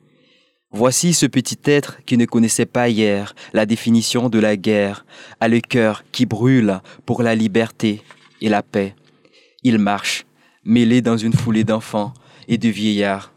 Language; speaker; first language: French; non-native, local second language; Haitian Creole